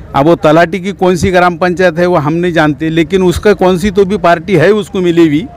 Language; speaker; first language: Hindi; non-native, local second language; Urdu